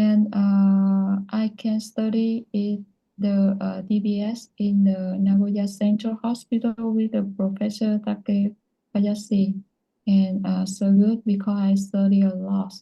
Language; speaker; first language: English; non-native, learner; Vietnamese